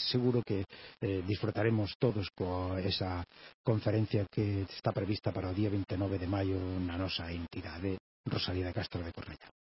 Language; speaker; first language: Galician; native; Galician